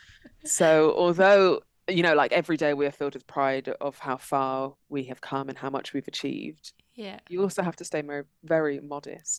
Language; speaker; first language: English; native; English